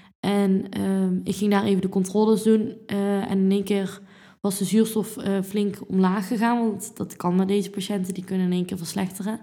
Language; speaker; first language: Dutch; native; Dutch